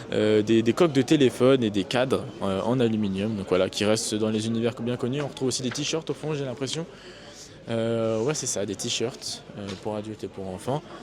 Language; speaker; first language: French; native; French